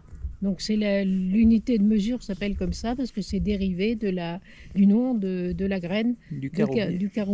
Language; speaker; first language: French; native; French